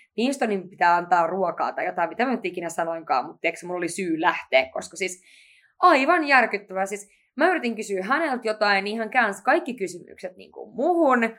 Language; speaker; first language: Finnish; native; Finnish